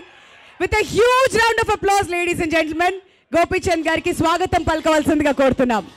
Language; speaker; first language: Telugu; native; Telugu